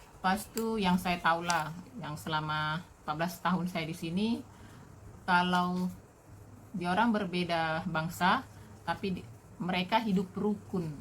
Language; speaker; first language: Indonesian; native; Indonesian